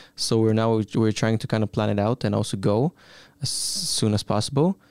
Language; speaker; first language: English; non-native, fluent; Bulgarian